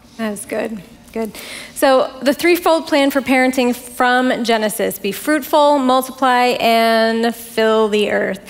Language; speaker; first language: English; native; English